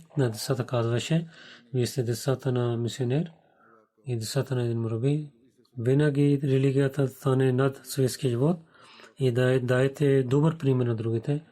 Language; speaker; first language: Bulgarian; non-native, learner; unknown